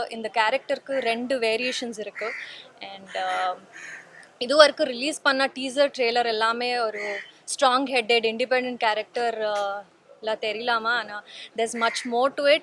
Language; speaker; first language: Tamil; non-native, learner; Kannada